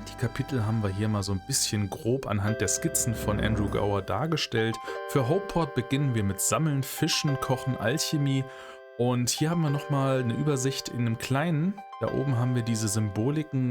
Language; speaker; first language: German; native; German